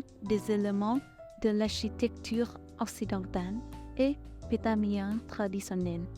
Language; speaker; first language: French; non-native, fluent; Vietnamese